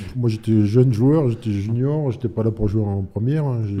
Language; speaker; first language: French; native; French